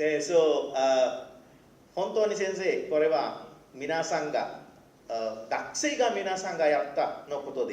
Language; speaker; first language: Japanese; non-native, fluent; Sinhala